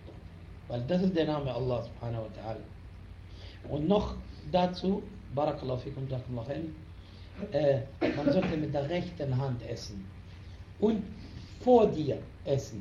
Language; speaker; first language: German; non-native, fluent; Arabic